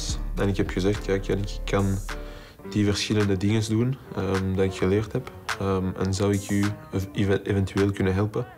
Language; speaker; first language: Dutch; non-native, local second language; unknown